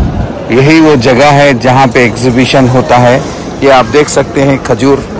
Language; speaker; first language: Hindi; native; Hindi